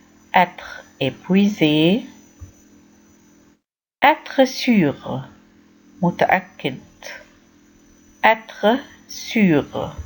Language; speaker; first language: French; non-native, fluent; Arabic